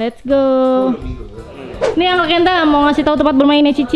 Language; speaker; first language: Indonesian; native; Indonesian